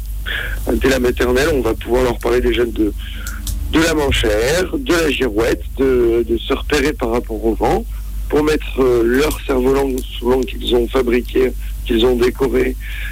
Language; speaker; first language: French; native; French